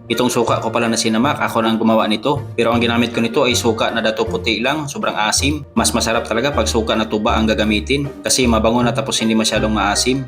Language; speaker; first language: Filipino; non-native, local second language; Cebuano